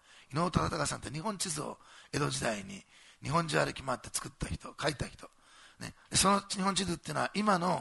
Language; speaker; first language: Japanese; native; Japanese